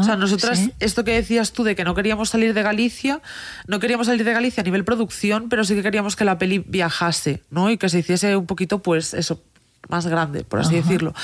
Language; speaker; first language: Spanish; native; Spanish